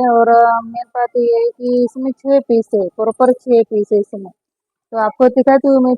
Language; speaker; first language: Hindi; non-native, local second language; Marathi